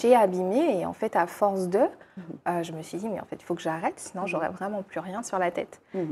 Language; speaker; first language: French; native; French